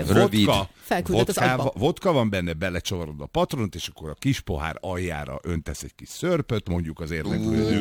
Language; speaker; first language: Hungarian; native; Hungarian